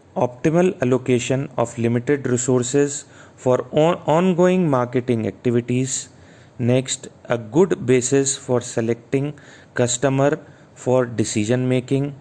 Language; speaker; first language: English; non-native, local second language; Hindi